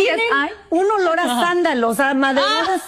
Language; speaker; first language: Spanish; native; Spanish